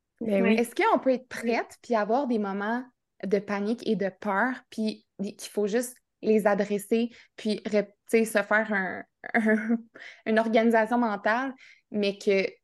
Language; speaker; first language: French; native; French